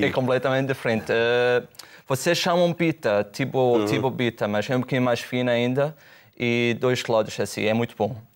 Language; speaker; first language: Portuguese; non-native, fluent; Arabic